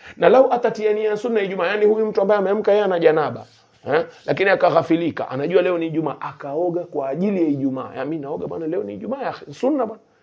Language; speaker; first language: Swahili; native; Swahili